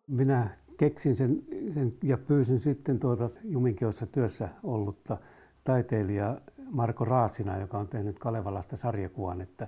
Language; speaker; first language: Finnish; native; Finnish